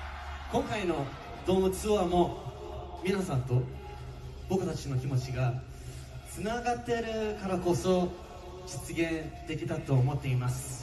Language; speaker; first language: Japanese; non-native, learner; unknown